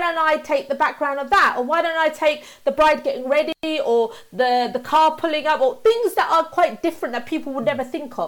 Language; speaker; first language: English; native; English